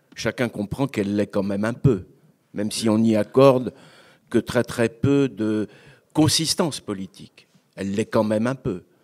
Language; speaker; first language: French; native; French